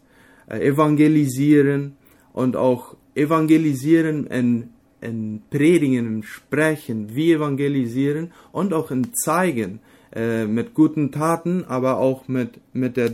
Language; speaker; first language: German; non-native, local second language; Low German